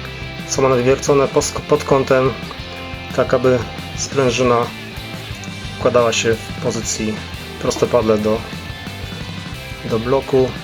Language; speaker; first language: Polish; native; Polish